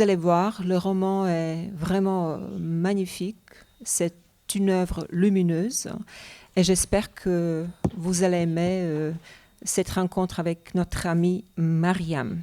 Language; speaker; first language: French; non-native, fluent; Bosnian